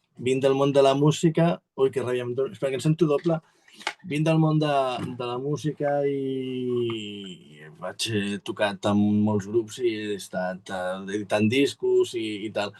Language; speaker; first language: Catalan; native; Catalan